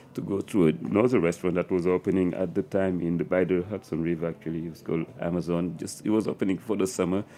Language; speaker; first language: English; non-native, fluent; French